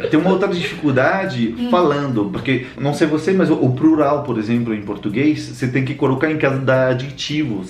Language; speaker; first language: Portuguese; non-native, fluent; French